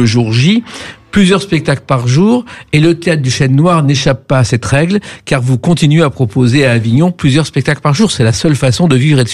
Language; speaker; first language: French; native; French